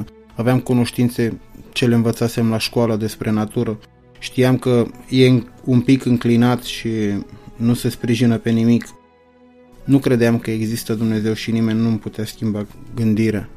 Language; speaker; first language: Romanian; native; Romanian